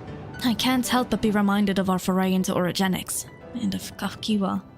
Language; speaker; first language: English; native; English